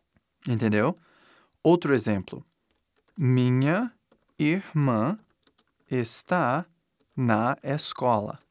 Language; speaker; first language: Portuguese; non-native, fluent; English